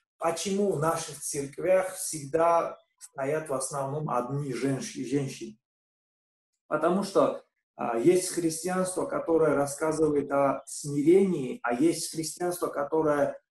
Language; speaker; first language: Russian; non-native, fluent; Georgian